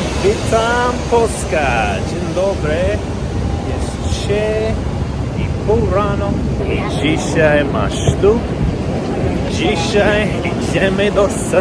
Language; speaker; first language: Polish; non-native, learner; English